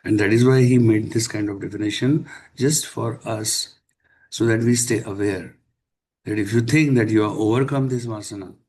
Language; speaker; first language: English; non-native, local second language; Marathi